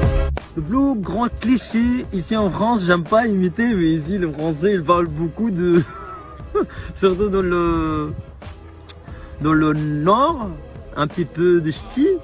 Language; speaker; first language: French; non-native, fluent; Arabic